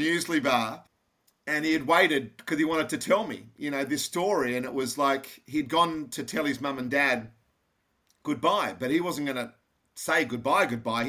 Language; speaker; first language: English; native; English